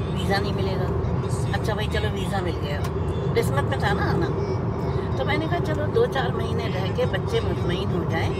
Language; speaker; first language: Urdu; native; Urdu